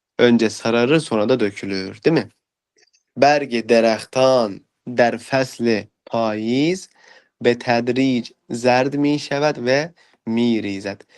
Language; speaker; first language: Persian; non-native, fluent; Turkish